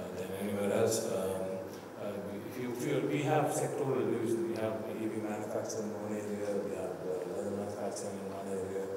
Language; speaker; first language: English; non-native, local second language; Tamil